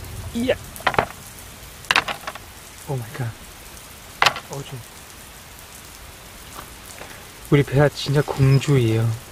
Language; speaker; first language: Korean; non-native, learner; Chinese